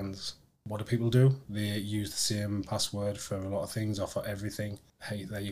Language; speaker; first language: English; native; English